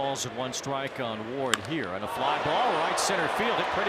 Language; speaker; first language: English; native; English